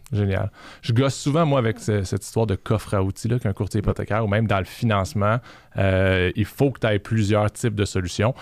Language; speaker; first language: French; native; French